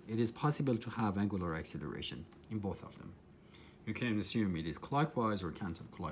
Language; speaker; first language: English; non-native, fluent; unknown